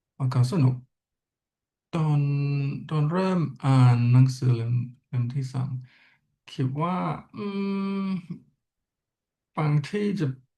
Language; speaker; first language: Thai; non-native, learner; English